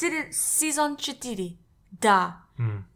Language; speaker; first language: Russian; non-native, learner; English